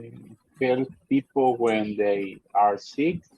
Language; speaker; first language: English; non-native, learner; Spanish